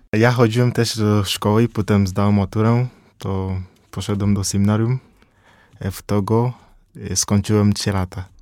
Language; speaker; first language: Polish; non-native, learner; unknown